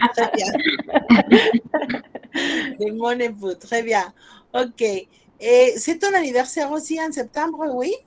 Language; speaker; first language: French; non-native, fluent; Spanish